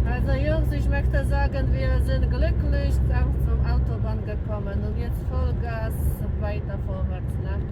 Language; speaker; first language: German; non-native, learner; Polish